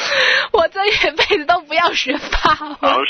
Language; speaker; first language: Chinese; native; Chinese